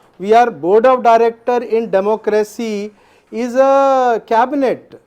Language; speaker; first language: Telugu; non-native, fluent; Hindi